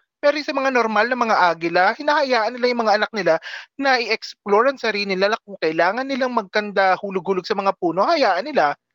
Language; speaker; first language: Filipino; native; Filipino